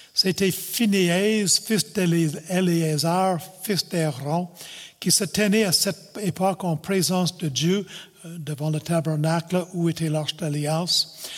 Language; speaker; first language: French; non-native, local second language; English